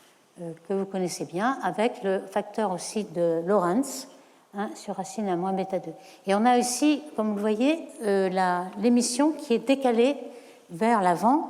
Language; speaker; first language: French; native; French